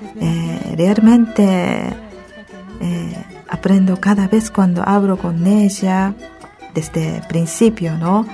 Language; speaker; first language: Spanish; early bilingual, other home language; Japanese